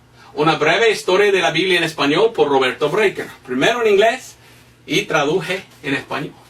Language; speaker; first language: Spanish; non-native, fluent; English